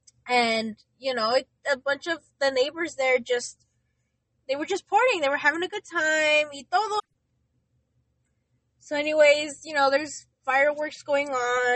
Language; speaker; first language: English; early bilingual, other home language; Spanish